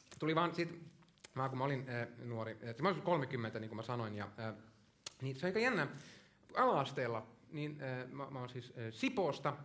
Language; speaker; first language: Finnish; non-native, local second language; Swedish